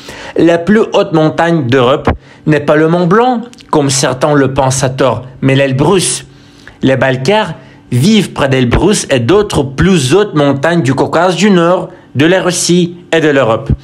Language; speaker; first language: French; non-native, fluent; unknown